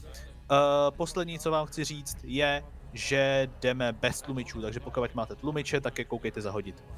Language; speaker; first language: Czech; native; Czech